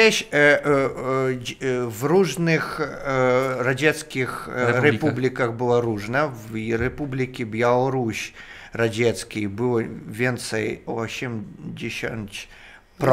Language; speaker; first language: Polish; non-native, fluent; Russian